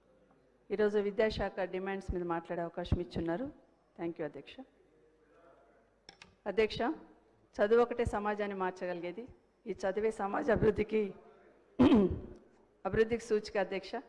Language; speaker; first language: Telugu; native; Telugu